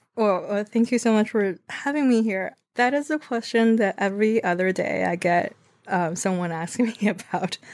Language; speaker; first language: English; non-native, fluent; Chinese